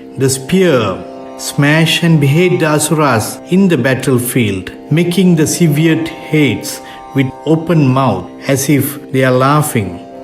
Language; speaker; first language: English; non-native, local second language; Tamil